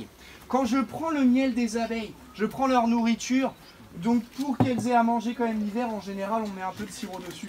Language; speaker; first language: French; native; French